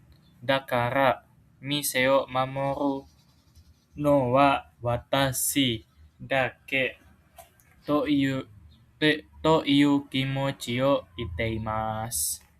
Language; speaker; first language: Japanese; non-native, learner; Indonesian